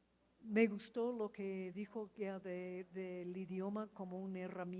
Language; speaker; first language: Spanish; non-native, fluent; English